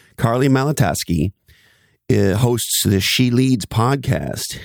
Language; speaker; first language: English; native; English